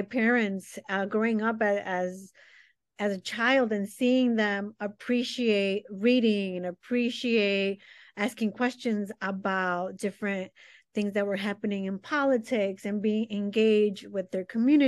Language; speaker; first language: English; early bilingual, other home language; Spanish